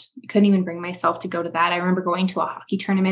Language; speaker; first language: English; native; English